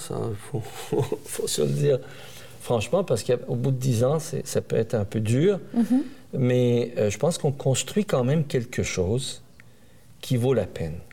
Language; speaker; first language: French; early bilingual, other home language; Persian